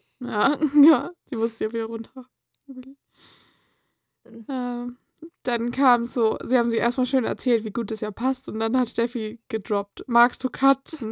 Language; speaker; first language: German; native; German